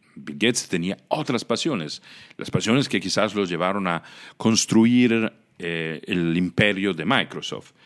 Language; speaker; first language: Spanish; non-native, fluent; Italian